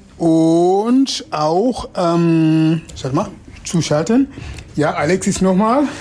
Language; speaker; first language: German; non-native, fluent; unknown